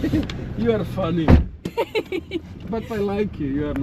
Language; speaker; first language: English; non-native, learner; Arabic